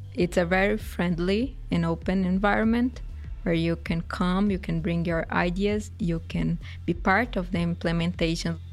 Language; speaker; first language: English; non-native, fluent; Portuguese